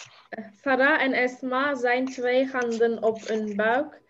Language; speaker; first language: Dutch; non-native, learner; Turkish